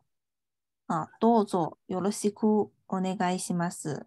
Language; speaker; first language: Japanese; non-native, fluent; Chinese